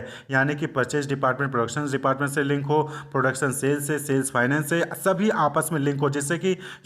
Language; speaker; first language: Hindi; native; Hindi